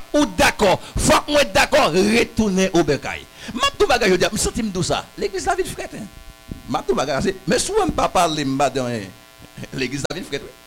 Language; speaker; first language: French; non-native, local second language; Haitian Creole